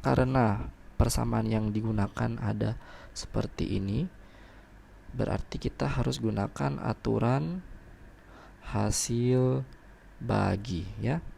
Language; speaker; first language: Indonesian; native; Indonesian